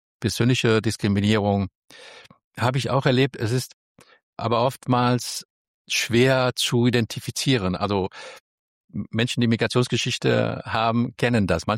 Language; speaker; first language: German; early bilingual, other home language; Spanish